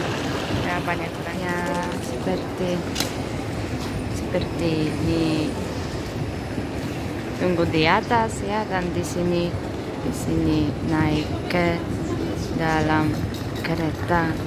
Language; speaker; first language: Indonesian; non-native, fluent; Polish